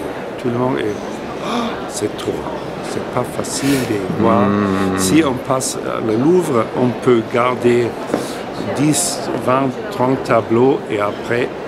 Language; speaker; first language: French; non-native, fluent; German